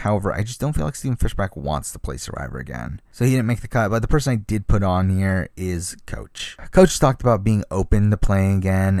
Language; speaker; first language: English; native; English